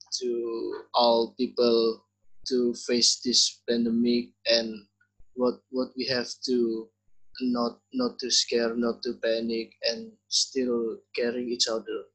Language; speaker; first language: English; non-native, learner; Indonesian